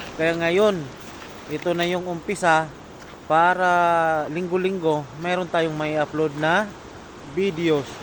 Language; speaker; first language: Filipino; non-native, local second language; Cebuano